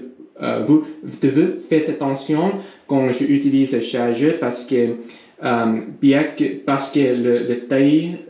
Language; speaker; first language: French; non-native, learner; English